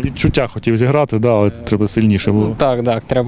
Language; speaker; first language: Ukrainian; native; Ukrainian